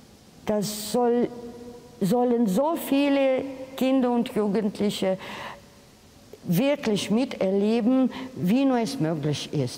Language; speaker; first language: German; non-native, fluent; Russian